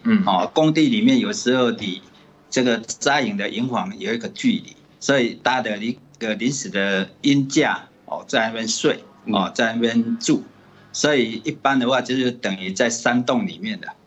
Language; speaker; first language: Chinese; native; Chinese